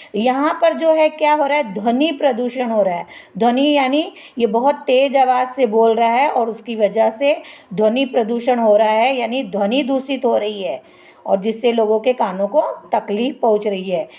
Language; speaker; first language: Hindi; non-native, local second language; Marathi